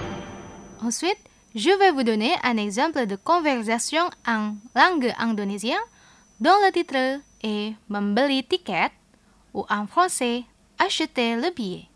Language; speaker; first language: French; non-native, fluent; Indonesian